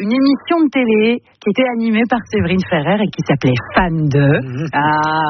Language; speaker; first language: French; native; French